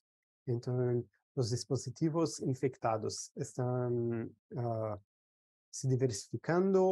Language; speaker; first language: Spanish; non-native, fluent; Portuguese